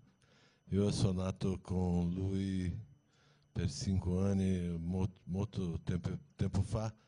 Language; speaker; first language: Italian; non-native, learner; Portuguese